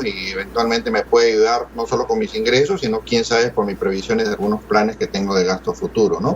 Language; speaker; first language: Spanish; native; Spanish